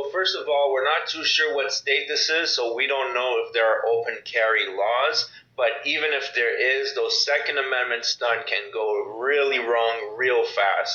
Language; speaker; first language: English; native; English